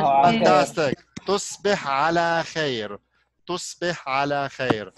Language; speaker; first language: Arabic; non-native, fluent; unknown